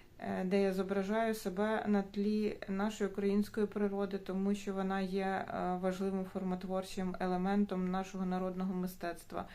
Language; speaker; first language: Ukrainian; non-native, local second language; Russian